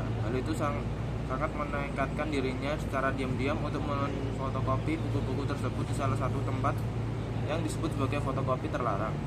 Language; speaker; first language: Indonesian; native; Indonesian